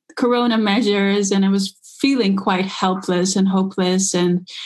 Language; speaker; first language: English; early bilingual, other home language; Dutch